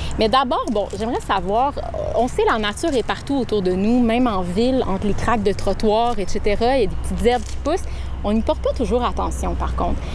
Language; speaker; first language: French; native; French